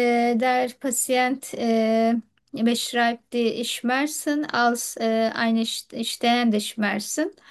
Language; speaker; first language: German; non-native, learner; Turkish